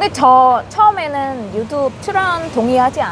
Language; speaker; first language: Korean; non-native, learner; Vietnamese